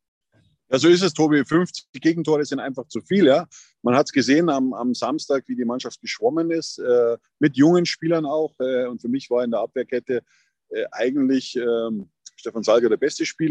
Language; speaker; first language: German; native; German